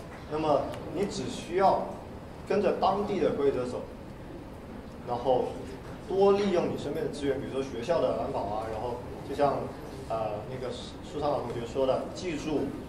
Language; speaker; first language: Chinese; native; Chinese